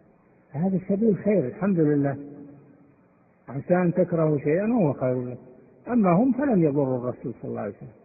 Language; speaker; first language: Arabic; native; Arabic